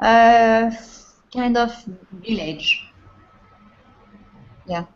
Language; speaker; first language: English; non-native, fluent; French